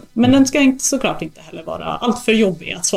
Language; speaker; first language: Swedish; native; Swedish